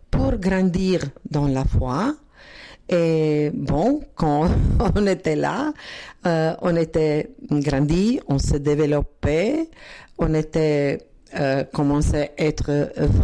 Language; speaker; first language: French; non-native, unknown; Croatian